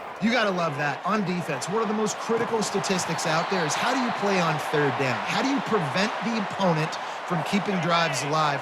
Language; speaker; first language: English; native; English